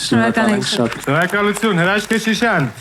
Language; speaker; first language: Armenian; native; Armenian